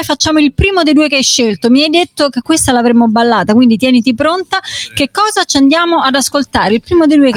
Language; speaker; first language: Italian; native; Italian